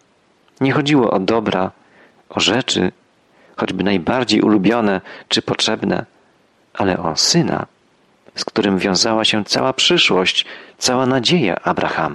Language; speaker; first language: Polish; native; Polish